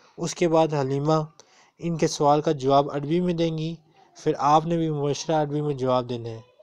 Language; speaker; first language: Urdu; non-native, local second language; Punjabi